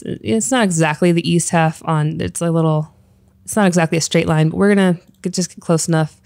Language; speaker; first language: English; native; English